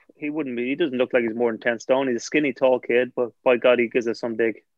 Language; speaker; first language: English; native; English